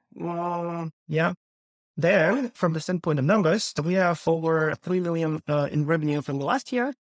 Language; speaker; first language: English; non-native, fluent; Ukrainian